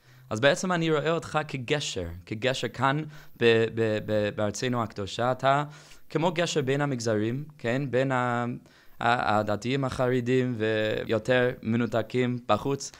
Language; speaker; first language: Hebrew; non-native, fluent; English